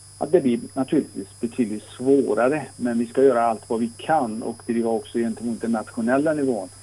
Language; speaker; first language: Swedish; non-native, fluent; Persian